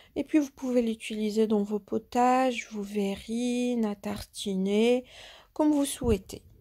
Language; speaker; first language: French; non-native, local second language; Arabic